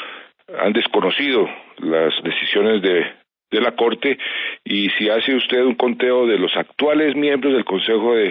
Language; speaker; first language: Spanish; native; Spanish